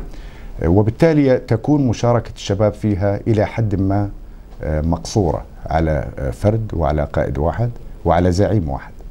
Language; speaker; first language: Arabic; native; Arabic